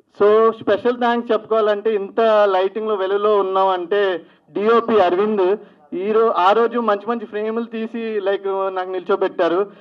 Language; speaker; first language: Telugu; native; Telugu